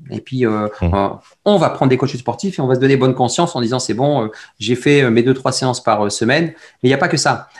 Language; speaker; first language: French; early bilingual, other home language; Arabic